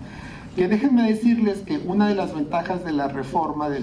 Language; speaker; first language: Spanish; native; Spanish